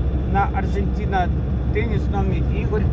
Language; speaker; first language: Spanish; non-native, learner; Russian